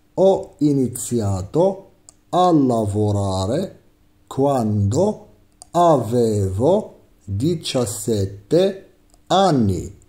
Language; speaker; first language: Italian; non-native, fluent; Arabic